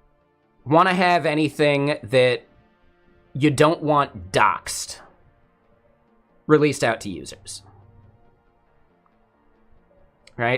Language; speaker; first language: English; native; English